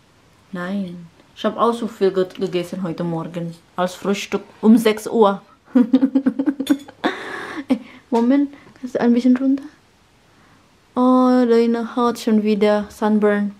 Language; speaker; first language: German; non-native, learner; Indonesian